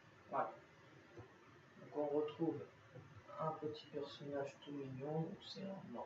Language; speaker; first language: French; native; French